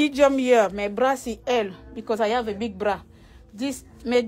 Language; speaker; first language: English; non-native, learner; French